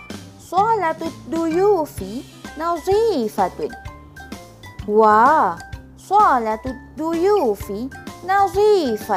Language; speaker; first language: Arabic; non-native, fluent; Malay